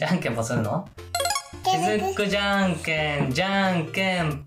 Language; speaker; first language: Japanese; native; Japanese